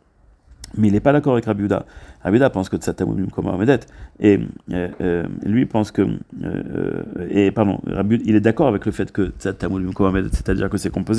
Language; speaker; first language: French; native; French